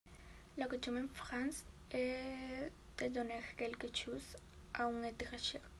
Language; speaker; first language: French; non-native, learner; Spanish